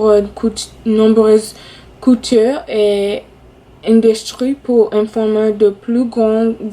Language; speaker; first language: French; non-native, fluent; English